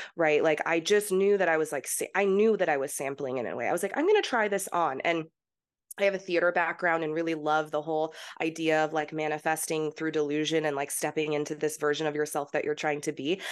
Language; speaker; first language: English; early bilingual, heritage; English